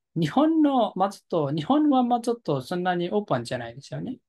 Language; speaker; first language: Japanese; non-native, fluent; Nepali